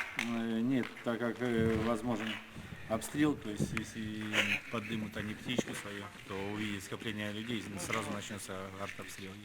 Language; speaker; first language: Russian; native; Russian